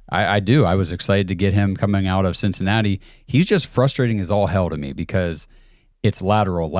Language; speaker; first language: English; native; English